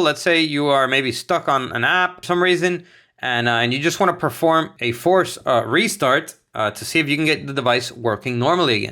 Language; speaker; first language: English; native; English